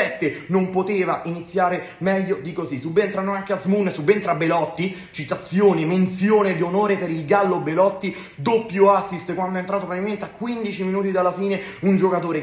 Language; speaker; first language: Italian; native; Italian